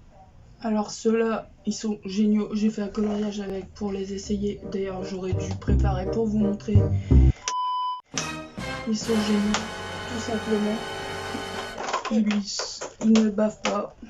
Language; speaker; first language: French; native; French